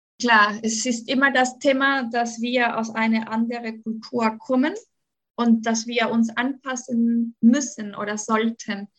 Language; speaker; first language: German; non-native, fluent; Spanish